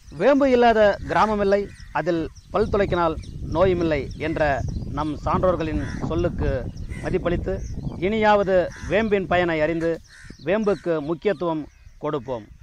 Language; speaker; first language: Tamil; native; Tamil